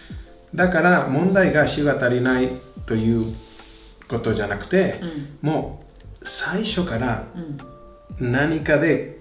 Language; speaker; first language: Japanese; non-native, fluent; Spanish